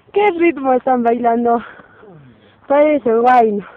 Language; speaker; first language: Spanish; native; Spanish